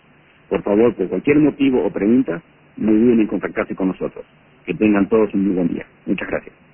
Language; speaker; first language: Spanish; native; Spanish